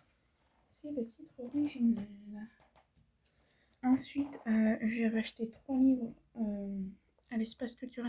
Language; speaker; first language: French; native; French